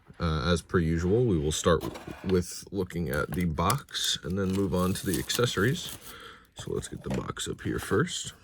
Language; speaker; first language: English; native; English